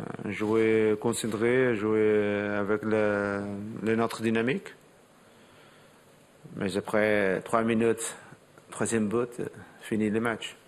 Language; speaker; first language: French; non-native, learner; Portuguese